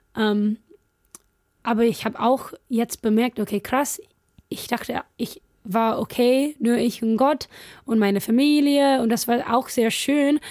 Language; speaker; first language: German; non-native, learner; English